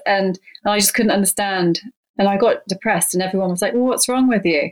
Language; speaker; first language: English; native; English